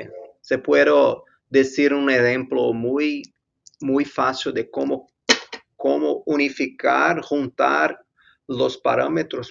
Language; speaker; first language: Spanish; non-native, fluent; Portuguese